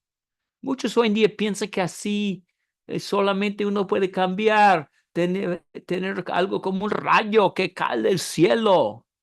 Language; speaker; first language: Spanish; non-native, fluent; English